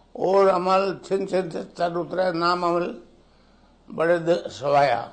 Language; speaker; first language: Hindi; native; Hindi